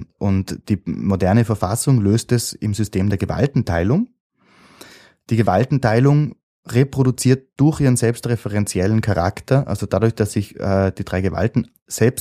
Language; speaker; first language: German; native; German